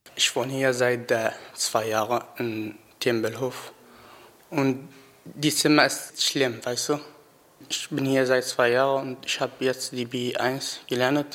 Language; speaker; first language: German; non-native, learner; Arabic